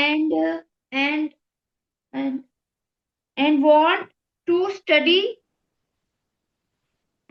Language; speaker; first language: English; non-native, learner; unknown